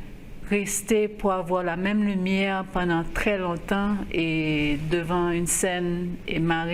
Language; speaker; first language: French; non-native, local second language; Haitian Creole